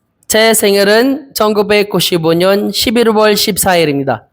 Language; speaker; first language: Korean; non-native, learner; Filipino